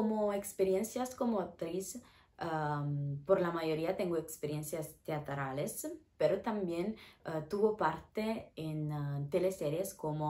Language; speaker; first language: Spanish; non-native, fluent; Italian